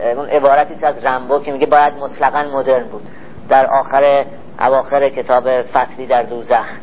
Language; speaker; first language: Persian; native; Persian